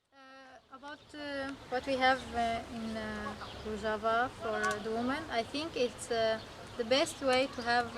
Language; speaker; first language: English; non-native, fluent; Arabic